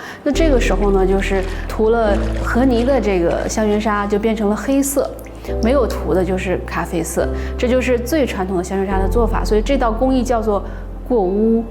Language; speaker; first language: Chinese; native; Chinese